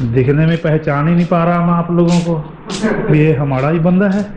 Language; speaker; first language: Hindi; non-native, local second language; Punjabi